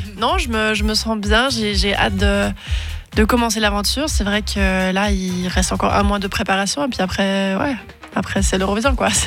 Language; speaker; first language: French; non-native, local second language; Swiss German